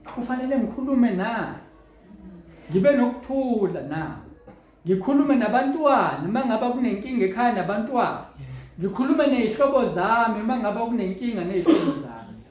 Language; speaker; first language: Zulu; native; Zulu